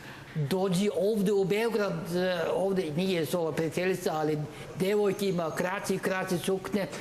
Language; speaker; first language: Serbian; non-native, learner; Norwegian